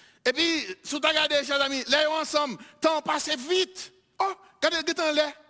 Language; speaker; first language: French; non-native, local second language; Haitian Creole